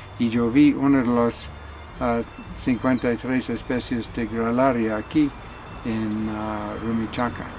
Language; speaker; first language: Spanish; non-native, learner; English